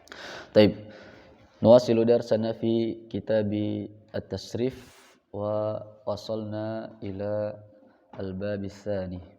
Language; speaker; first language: Arabic; non-native, fluent; Indonesian